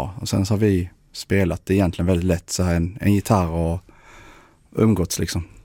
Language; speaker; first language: Swedish; early bilingual, other home language; Spanish